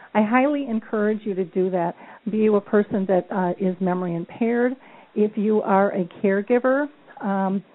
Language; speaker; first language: English; non-native, fluent; Dutch